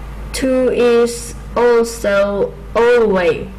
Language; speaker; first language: English; non-native, learner; Vietnamese